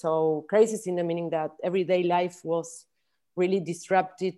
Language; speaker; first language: English; non-native, fluent; Spanish